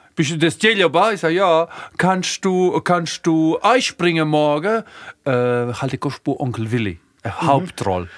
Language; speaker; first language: German; early bilingual, other home language; Croatian